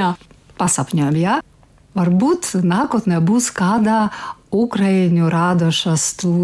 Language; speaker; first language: Latvian; non-native, learner; Ukrainian